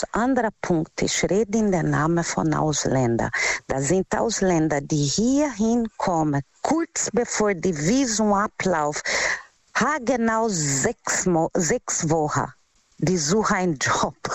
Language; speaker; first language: German; non-native, fluent; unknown